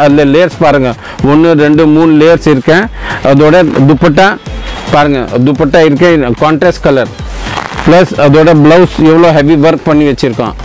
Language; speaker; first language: Tamil; non-native, local second language; Hindi